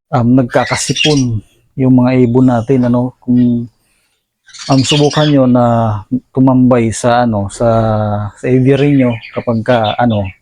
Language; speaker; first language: Filipino; non-native, local second language; Bikol